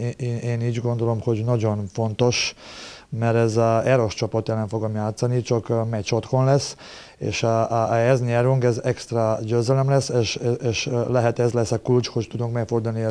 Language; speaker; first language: Hungarian; non-native, learner; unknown